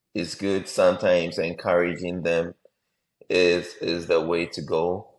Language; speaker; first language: English; non-native, local second language; Akan